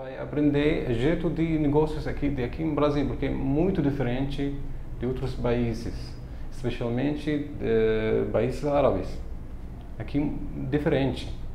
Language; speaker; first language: Portuguese; non-native, learner; Arabic